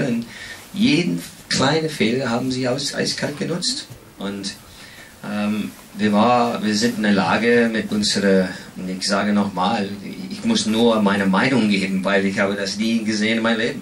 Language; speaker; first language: German; non-native, fluent; English